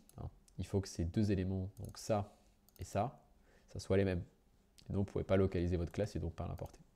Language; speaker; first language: French; native; French